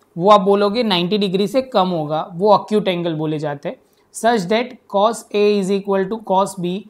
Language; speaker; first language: Hindi; non-native, local second language; Gujarati